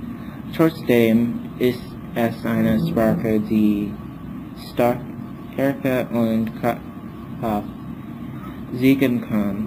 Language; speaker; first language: German; non-native, learner; English